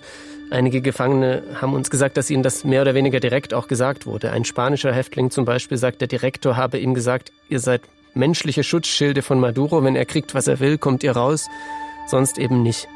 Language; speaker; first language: German; native; German